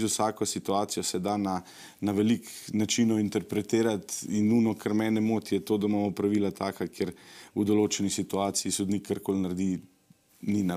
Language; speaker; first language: Slovenian; native; Slovenian